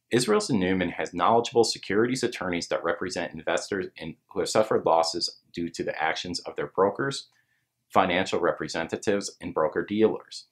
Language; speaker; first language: English; native; English